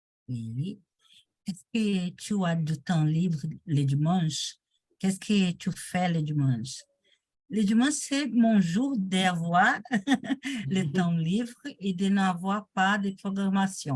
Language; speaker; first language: French; non-native, learner; Portuguese